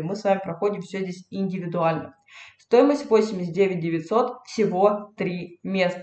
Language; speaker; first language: Russian; native; Russian